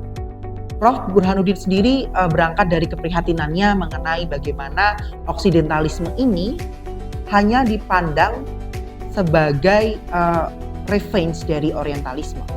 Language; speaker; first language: Indonesian; native; Indonesian